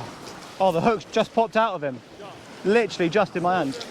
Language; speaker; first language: English; native; English